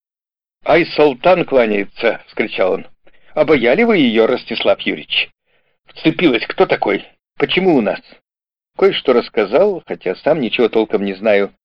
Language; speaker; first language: Russian; native; Russian